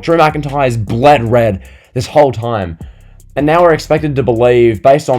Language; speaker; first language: English; native; English